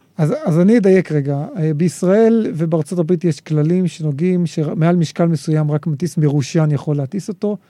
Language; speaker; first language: Hebrew; native; Hebrew